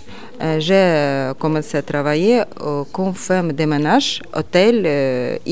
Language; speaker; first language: French; non-native, learner; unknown